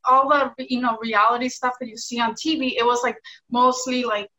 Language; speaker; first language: English; early bilingual, other home language; Spanish